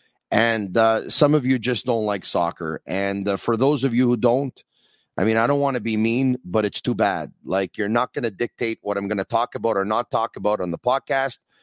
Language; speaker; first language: English; native; English